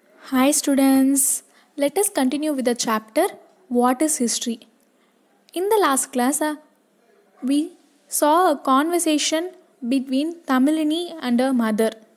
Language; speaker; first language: English; non-native, local second language; Tamil